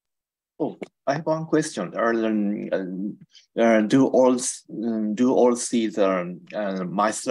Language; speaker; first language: English; non-native, fluent; Japanese